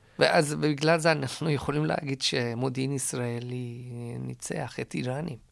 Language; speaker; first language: Hebrew; non-native, fluent; Persian